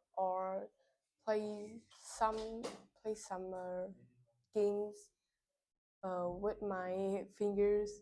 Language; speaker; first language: English; non-native, learner; Vietnamese